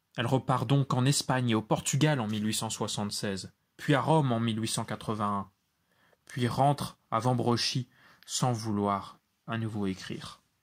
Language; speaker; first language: French; native; French